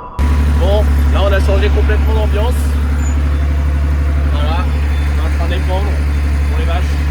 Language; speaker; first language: French; native; French